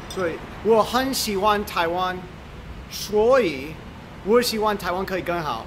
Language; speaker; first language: Chinese; non-native, learner; English